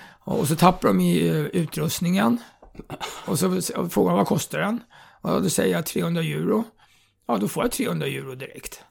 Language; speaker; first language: Swedish; native; Swedish